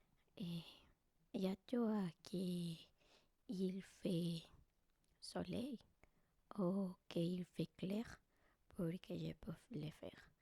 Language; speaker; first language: French; non-native, learner; Spanish